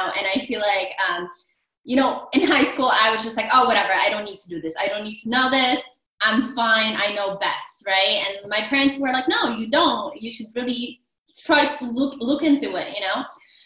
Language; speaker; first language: English; non-native, fluent; Polish